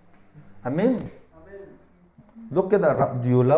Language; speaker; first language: English; non-native, fluent; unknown